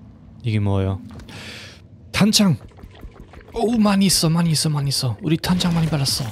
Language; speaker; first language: Korean; non-native, fluent; German